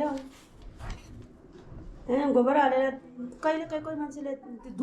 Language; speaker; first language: Nepali; non-native, local second language; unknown